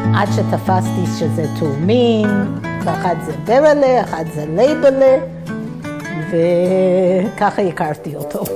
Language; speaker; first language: Hebrew; non-native, fluent; English